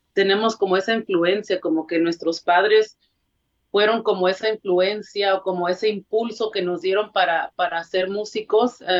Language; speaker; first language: Spanish; early bilingual, heritage; Spanish